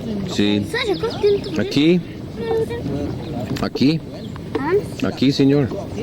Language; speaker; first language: Spanish; non-native, learner; English